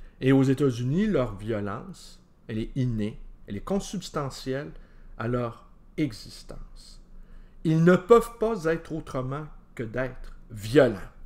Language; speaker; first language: French; native; French